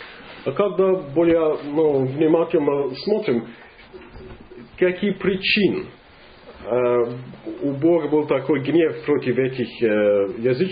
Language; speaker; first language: Russian; non-native, fluent; English